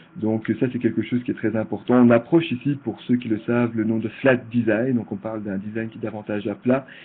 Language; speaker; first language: French; native; French